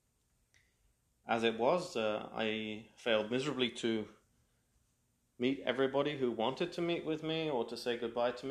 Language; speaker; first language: English; native; English